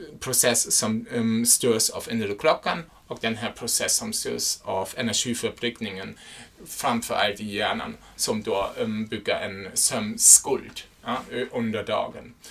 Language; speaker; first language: Swedish; non-native, fluent; German